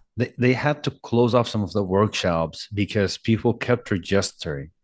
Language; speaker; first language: English; non-native, fluent; Arabic